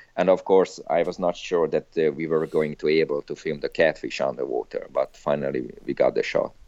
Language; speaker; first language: English; non-native, fluent; Hungarian